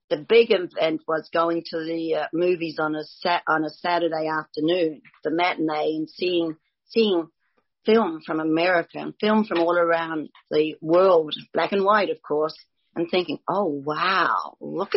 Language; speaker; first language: English; native; English